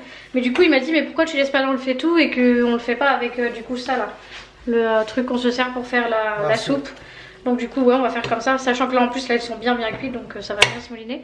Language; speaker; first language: French; native; French